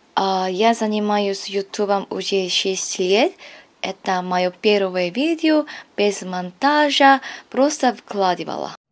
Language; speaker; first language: Russian; non-native, fluent; Korean